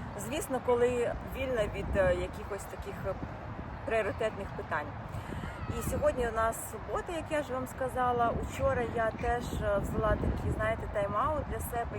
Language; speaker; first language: Ukrainian; non-native, local second language; Russian